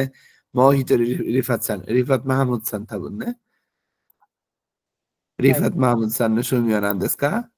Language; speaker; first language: Japanese; non-native, fluent; Bangla